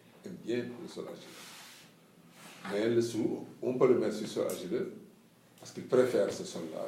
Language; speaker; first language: French; non-native, local second language; Wolof